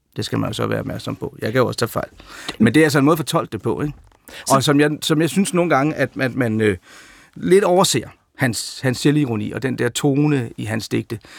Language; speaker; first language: Danish; native; Danish